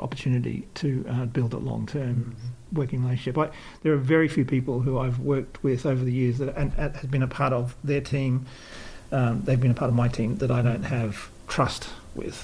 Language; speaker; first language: English; native; English